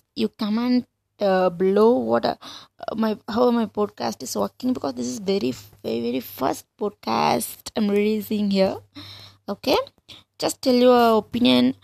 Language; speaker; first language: English; non-native, local second language; Tamil